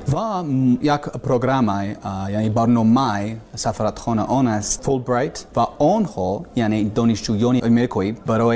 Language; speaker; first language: Persian; non-native, learner; English